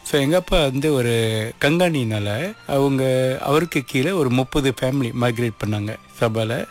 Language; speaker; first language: Tamil; non-native, local second language; Malay